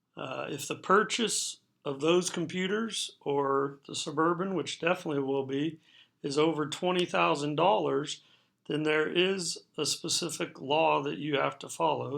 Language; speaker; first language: English; native; English